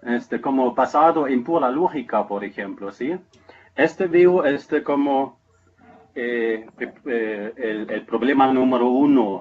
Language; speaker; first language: Spanish; non-native, fluent; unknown